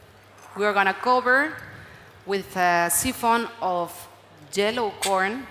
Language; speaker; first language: English; non-native, learner; Spanish